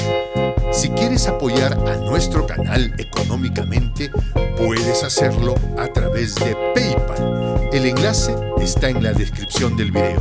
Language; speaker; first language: Spanish; native; Spanish